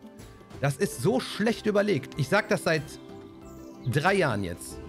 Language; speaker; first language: German; native; German